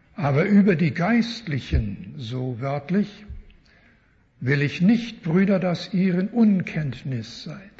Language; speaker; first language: German; early bilingual, heritage; German